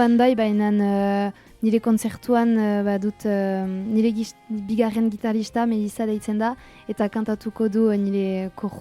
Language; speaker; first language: Basque; non-native, local second language; French